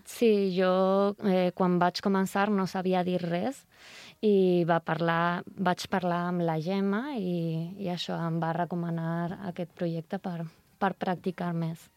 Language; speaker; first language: Catalan; non-native, local second language; Spanish